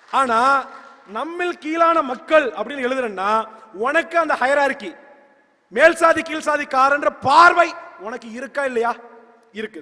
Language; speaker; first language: Tamil; native; Tamil